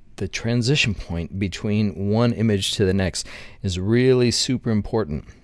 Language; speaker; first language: English; native; English